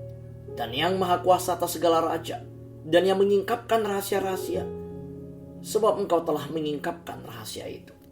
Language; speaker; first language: Indonesian; native; Indonesian